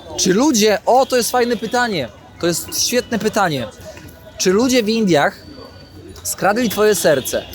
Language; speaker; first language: Polish; native; Polish